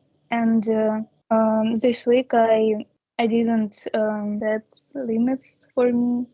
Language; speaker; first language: English; non-native, learner; Russian